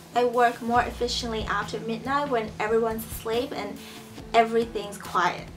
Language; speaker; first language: English; early bilingual, other home language; Chinese